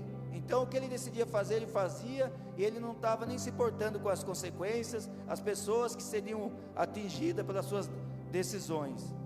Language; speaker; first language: Portuguese; native; Portuguese